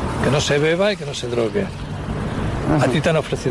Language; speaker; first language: Spanish; native; Spanish